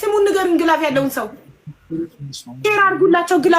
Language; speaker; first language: Amharic; native; Amharic